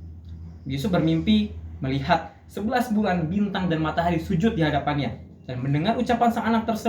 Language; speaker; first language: Indonesian; native; Indonesian